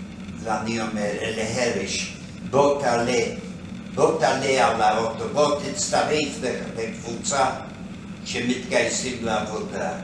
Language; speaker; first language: Hebrew; non-native, fluent; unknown